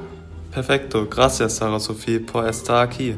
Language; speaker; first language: Spanish; non-native, learner; German